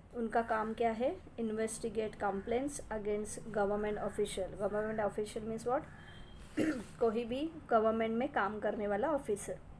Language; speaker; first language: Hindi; non-native, local second language; Marathi